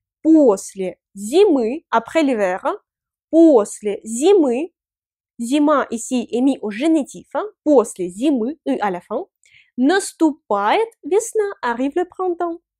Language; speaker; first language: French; non-native, fluent; Russian